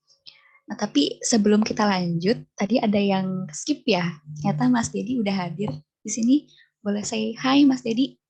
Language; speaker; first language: Indonesian; native; Indonesian